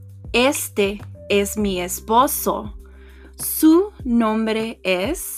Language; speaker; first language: Spanish; non-native, learner; English